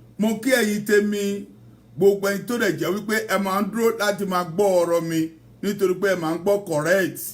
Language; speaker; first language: Yoruba; non-native, local second language; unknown